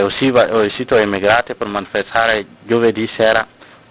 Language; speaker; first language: Italian; non-native, learner; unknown